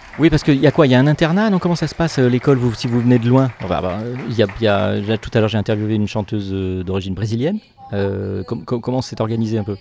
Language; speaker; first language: French; native; French